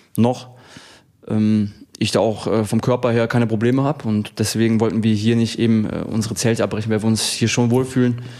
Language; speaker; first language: German; native; German